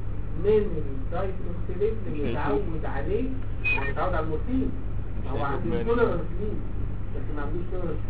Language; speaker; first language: Arabic; native; Arabic